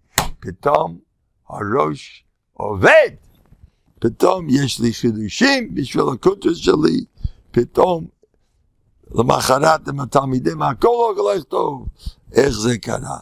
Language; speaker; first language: Hebrew; non-native, fluent; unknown